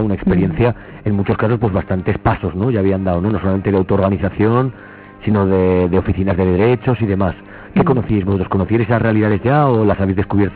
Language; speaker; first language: Spanish; native; Spanish